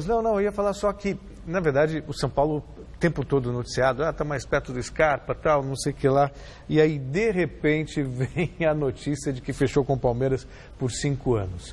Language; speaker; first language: Portuguese; native; Portuguese